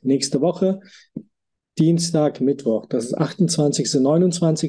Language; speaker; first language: German; native; German